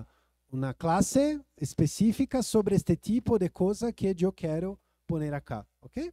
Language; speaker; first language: Spanish; non-native, fluent; Portuguese